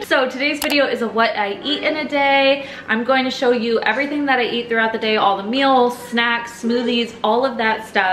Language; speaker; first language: English; native; English